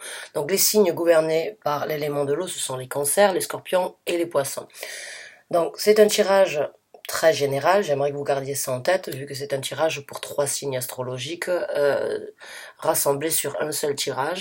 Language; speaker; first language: French; native; French